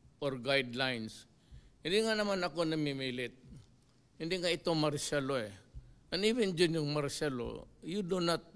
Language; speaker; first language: Filipino; non-native, local second language; Cebuano